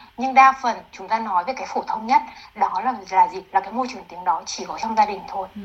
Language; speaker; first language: Vietnamese; native; Vietnamese